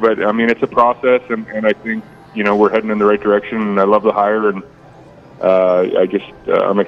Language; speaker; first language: English; native; English